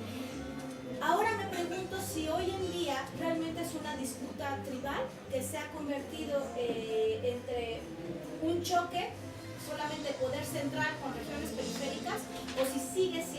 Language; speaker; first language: Spanish; native; Spanish